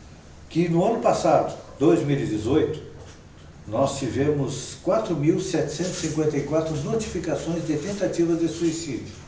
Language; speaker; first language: Portuguese; native; Portuguese